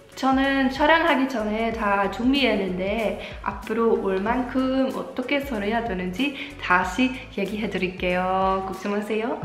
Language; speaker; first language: Korean; non-native, fluent; German